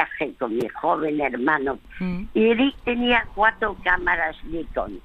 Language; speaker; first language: Spanish; early bilingual, other home language; French